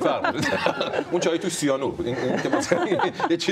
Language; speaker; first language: Persian; native; Persian